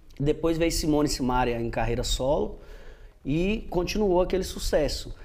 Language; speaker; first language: Portuguese; native; Portuguese